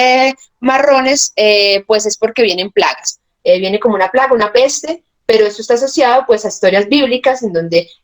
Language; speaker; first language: Spanish; native; Spanish